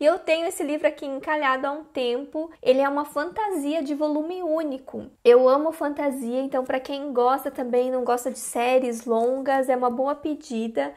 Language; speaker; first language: Portuguese; native; Portuguese